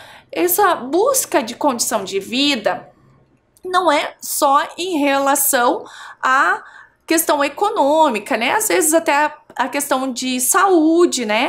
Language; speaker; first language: Portuguese; native; Portuguese